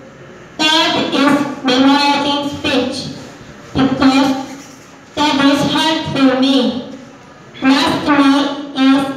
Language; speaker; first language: English; non-native, learner; Chinese